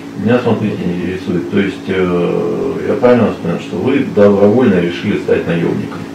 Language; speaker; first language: Russian; native; Russian